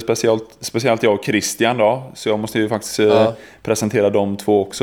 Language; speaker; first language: Swedish; native; Swedish